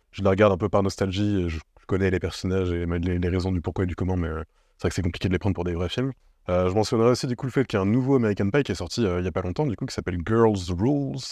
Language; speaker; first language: French; native; French